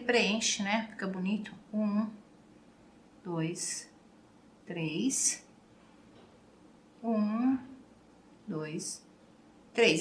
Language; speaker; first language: Portuguese; native; Portuguese